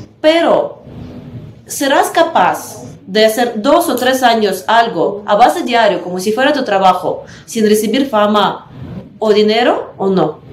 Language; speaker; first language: Spanish; non-native, fluent; Russian